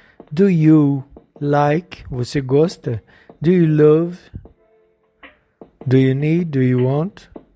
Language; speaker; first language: English; non-native, learner; Portuguese